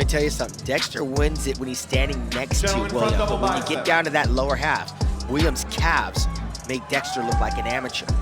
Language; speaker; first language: English; native; English